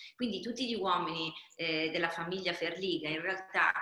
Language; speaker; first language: Italian; native; Italian